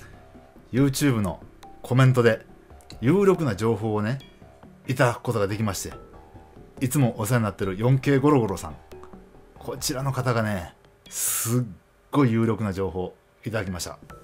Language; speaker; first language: Japanese; native; Japanese